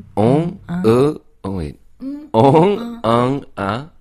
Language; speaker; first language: French; non-native, fluent; Portuguese